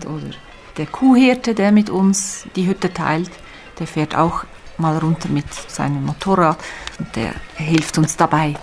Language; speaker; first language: German; native; German